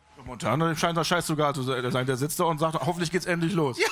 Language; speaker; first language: German; native; German